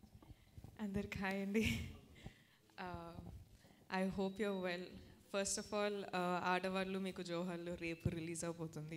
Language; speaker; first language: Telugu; non-native, fluent; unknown